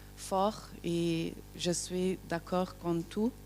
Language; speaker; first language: French; non-native, learner; English